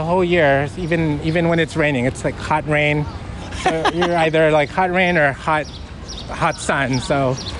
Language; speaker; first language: English; non-native, local second language; Filipino